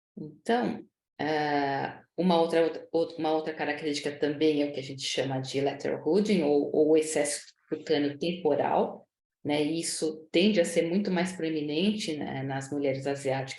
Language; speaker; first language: Portuguese; native; Portuguese